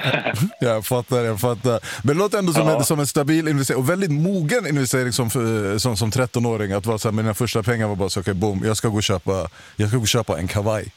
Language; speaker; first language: Swedish; native; Swedish